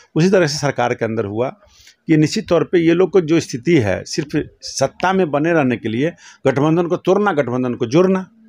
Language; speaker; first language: Hindi; native; Hindi